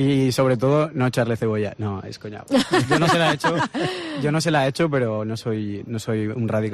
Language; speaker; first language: Spanish; native; Spanish